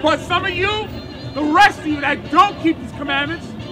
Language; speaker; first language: English; native; English